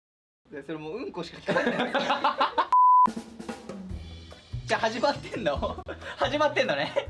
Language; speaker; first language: Japanese; native; Japanese